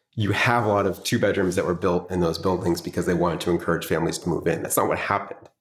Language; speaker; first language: English; native; English